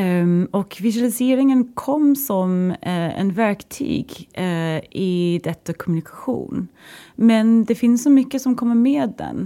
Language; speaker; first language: Swedish; non-native, fluent; English